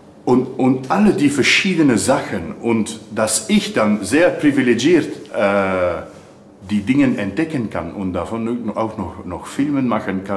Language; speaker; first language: German; non-native, fluent; Dutch